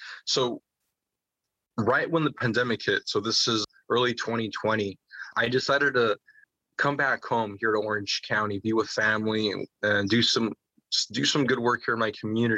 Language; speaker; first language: English; native; English